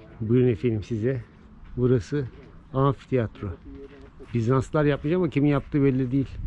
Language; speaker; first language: Turkish; native; Turkish